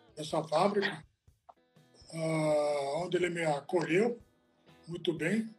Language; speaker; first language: Portuguese; non-native, fluent; Italian